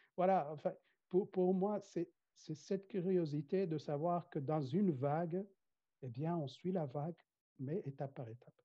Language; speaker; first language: French; non-native, fluent; Kinyarwanda